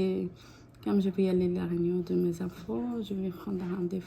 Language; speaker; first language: French; non-native, learner; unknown